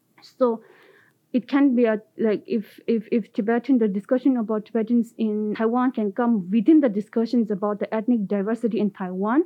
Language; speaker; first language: English; non-native, local second language; Tibetan